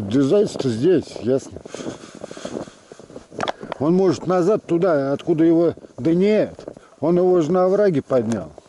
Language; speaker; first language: Russian; native; Russian